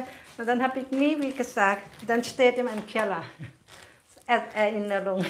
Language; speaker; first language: German; non-native, learner; Thai